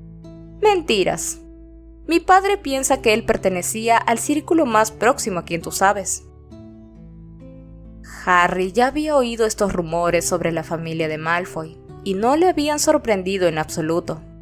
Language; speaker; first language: Spanish; native; Spanish